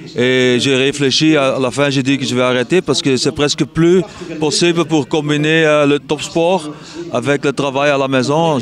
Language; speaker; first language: French; non-native, local second language; Dutch